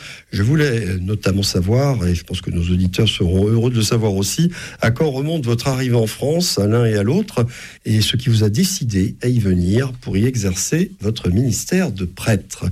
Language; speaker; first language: French; native; French